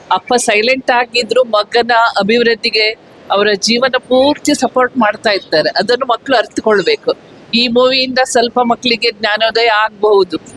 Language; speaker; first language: Kannada; non-native, local second language; Konkani